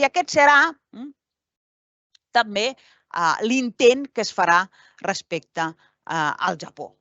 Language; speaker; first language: Catalan; native; Catalan